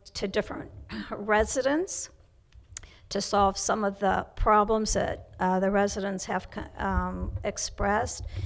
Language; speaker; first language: English; native; English